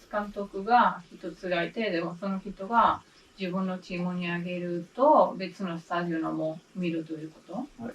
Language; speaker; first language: Japanese; non-native, learner; English